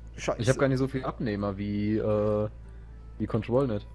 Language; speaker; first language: German; native; German